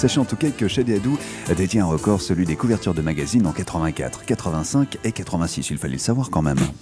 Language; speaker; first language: French; native; French